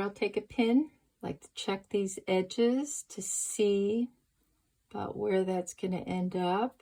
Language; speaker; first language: English; native; English